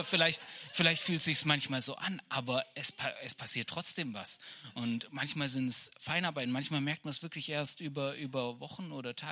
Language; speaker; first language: German; native; German